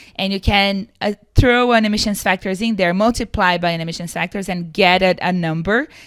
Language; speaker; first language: English; non-native, fluent; Portuguese